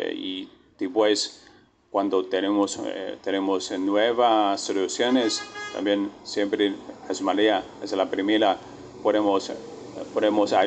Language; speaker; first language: Spanish; non-native, learner; Chinese